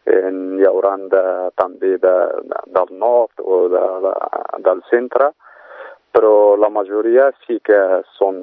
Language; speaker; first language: Catalan; non-native, fluent; Berber languages